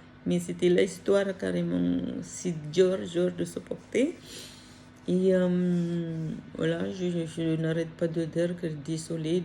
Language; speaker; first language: French; non-native, learner; Filipino